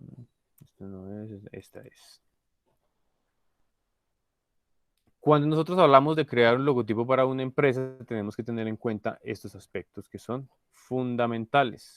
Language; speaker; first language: Spanish; native; Spanish